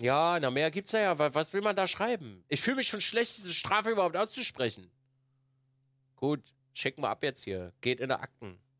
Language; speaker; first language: German; native; German